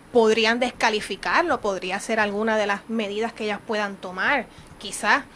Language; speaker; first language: Spanish; native; Spanish